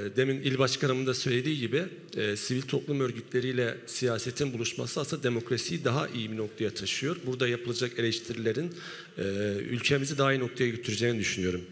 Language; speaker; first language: Turkish; native; Turkish